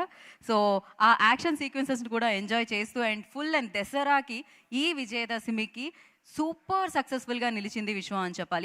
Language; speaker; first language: Telugu; native; Telugu